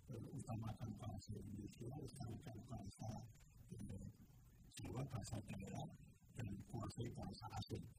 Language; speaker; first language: Indonesian; non-native, local second language; Javanese